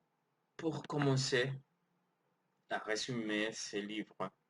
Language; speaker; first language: French; non-native, learner; Spanish